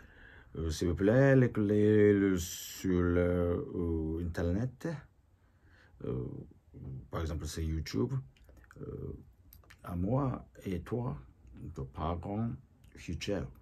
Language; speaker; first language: French; non-native, learner; Japanese